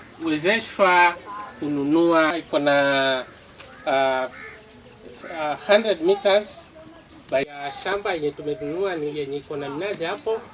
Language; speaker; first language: Swahili; native; Swahili